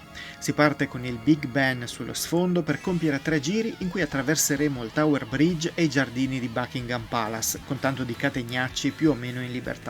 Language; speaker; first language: Italian; native; Italian